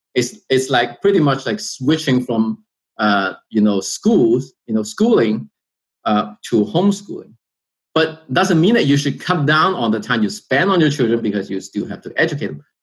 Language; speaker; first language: English; non-native, fluent; Chinese